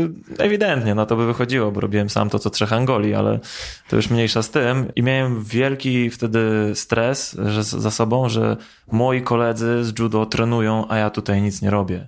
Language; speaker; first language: Polish; native; Polish